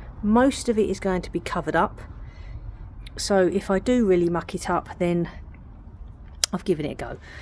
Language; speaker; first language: English; native; English